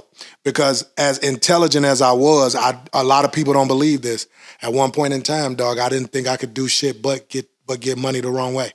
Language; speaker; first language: English; native; English